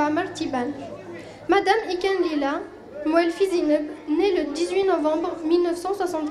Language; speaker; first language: French; non-native, local second language; Kabyle